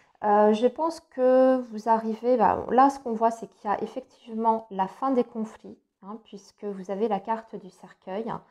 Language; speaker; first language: French; native; French